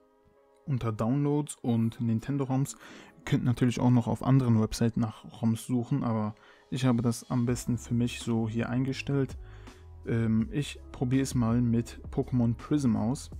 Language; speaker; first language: German; native; German